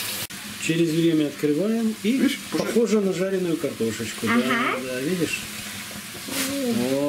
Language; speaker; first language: Russian; native; Russian